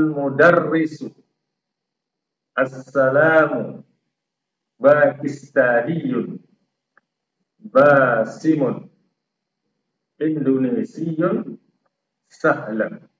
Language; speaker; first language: Arabic; non-native, fluent; Indonesian